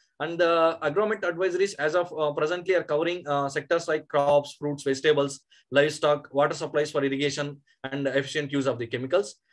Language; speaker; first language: English; non-native, local second language; Kannada